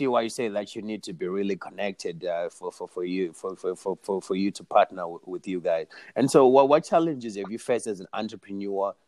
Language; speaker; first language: English; non-native, local second language; Shona